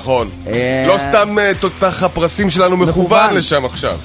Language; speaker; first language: Hebrew; native; Hebrew